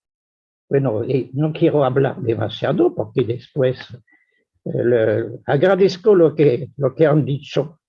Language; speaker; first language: Spanish; non-native, fluent; French